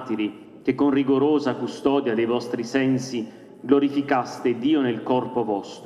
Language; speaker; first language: Italian; native; Italian